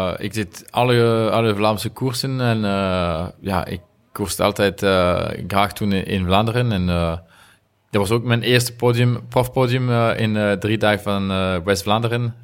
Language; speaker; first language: Dutch; non-native, local second language; French